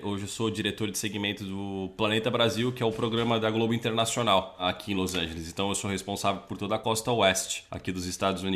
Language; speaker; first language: Portuguese; native; Portuguese